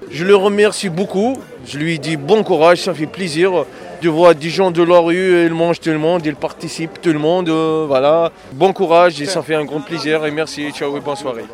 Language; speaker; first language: French; non-native, local second language; Kabyle